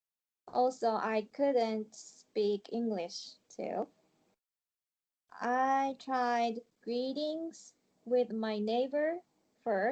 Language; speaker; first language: English; non-native, learner; Japanese